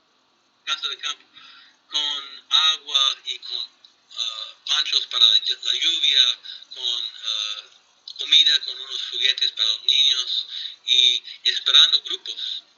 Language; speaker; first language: Spanish; non-native, fluent; English